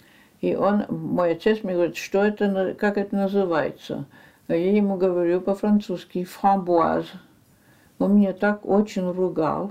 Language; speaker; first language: Russian; early bilingual, heritage; French